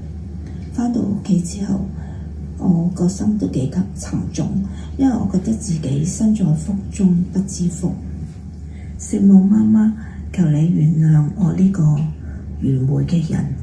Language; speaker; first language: Cantonese; native; Cantonese